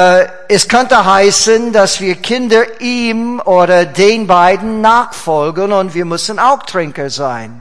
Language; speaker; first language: German; non-native, fluent; English